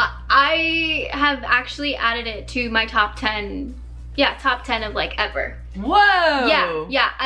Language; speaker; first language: English; native; English